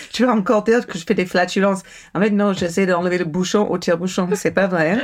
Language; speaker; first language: French; non-native, fluent; English